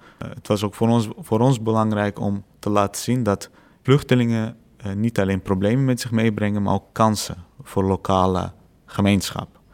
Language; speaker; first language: Dutch; early bilingual, other home language; Azerbaijani